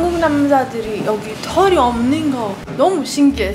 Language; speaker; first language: Korean; non-native, learner; Persian